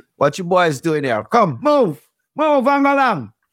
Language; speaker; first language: English; native; English